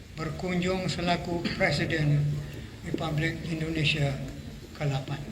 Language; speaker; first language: Malay; native; Malay